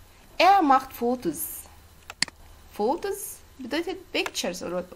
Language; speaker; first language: German; non-native, learner; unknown